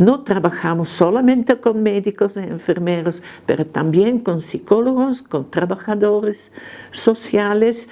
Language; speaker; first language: Spanish; non-native, fluent; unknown